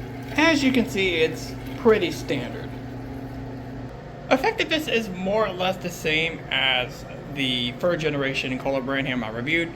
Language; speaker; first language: English; native; English